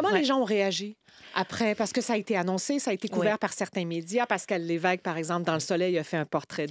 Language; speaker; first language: French; native; French